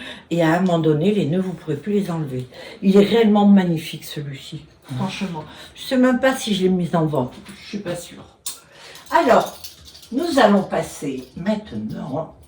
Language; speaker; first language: French; native; French